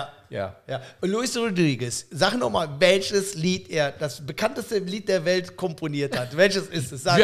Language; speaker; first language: German; native; German